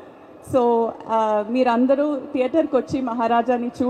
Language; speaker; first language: Telugu; non-native, fluent; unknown